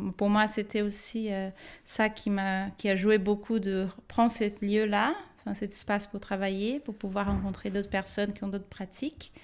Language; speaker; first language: French; non-native, fluent; Portuguese